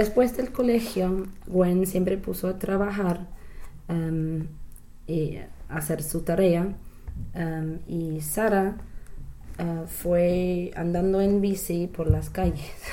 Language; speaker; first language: Spanish; non-native, learner; English